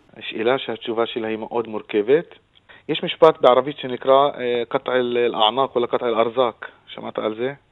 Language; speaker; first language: Hebrew; non-native, local second language; Arabic